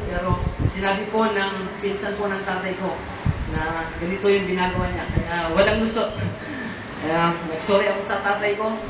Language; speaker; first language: Filipino; non-native, local second language; Iloko